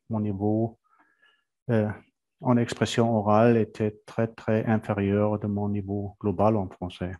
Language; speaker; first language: French; non-native, fluent; German